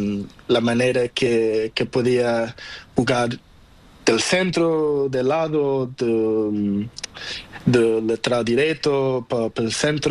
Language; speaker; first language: Spanish; non-native, learner; Portuguese